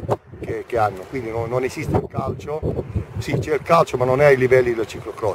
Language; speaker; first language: Italian; native; Italian